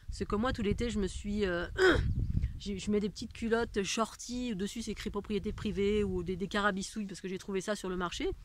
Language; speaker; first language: French; native; French